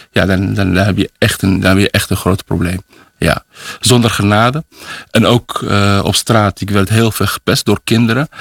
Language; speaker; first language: Dutch; early bilingual, other home language; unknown